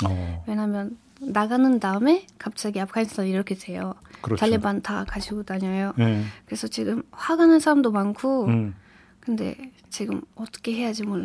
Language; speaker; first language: Korean; non-native, learner; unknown